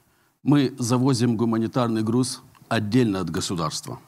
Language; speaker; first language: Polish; non-native, learner; Russian